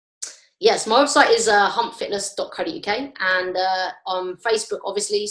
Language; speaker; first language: English; native; English